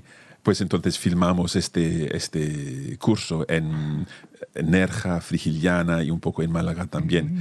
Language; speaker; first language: Spanish; non-native, fluent; English